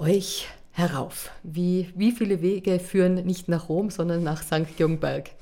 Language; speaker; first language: German; native; German